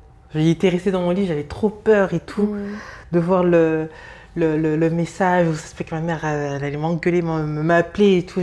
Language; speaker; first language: French; early bilingual, other home language; Lingala